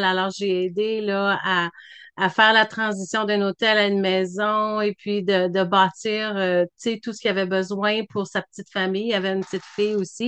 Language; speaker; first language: French; native; French